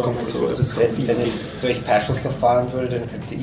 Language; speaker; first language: German; non-native, fluent; English